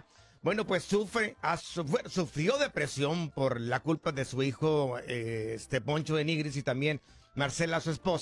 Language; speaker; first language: Spanish; native; Spanish